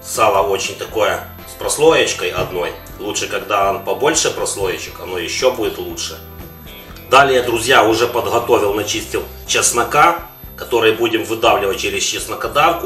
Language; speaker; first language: Russian; non-native, local second language; Ukrainian